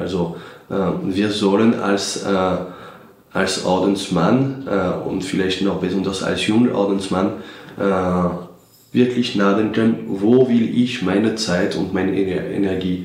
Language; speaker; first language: German; non-native, fluent; French